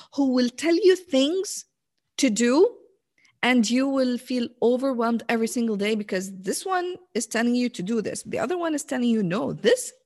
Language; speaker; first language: English; non-native, fluent; Arabic